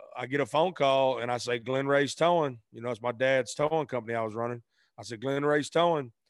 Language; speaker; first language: English; native; English